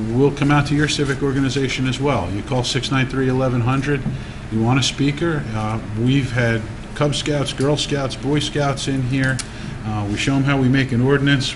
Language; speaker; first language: English; early bilingual, other home language; Italian